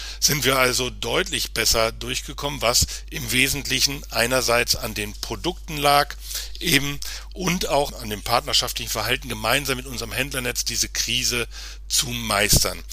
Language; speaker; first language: German; native; German